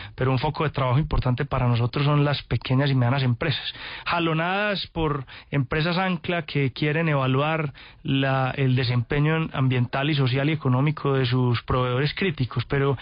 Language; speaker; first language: Spanish; native; Spanish